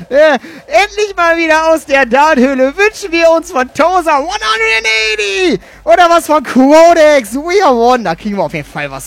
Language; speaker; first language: German; native; German